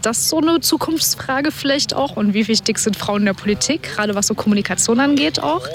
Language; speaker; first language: German; native; German